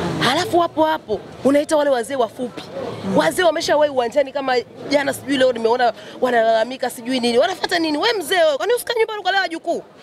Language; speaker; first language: Swahili; native; Swahili